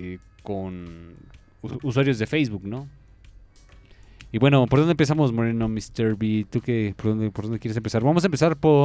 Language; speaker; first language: Spanish; native; Spanish